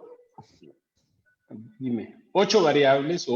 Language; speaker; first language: Spanish; native; Spanish